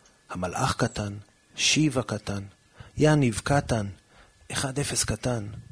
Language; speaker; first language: Hebrew; early bilingual, heritage; Hebrew